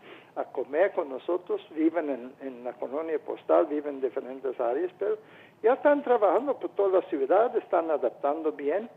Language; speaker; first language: Spanish; non-native, fluent; English